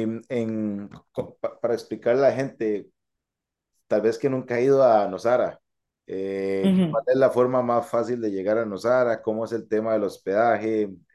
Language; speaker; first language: Spanish; native; Spanish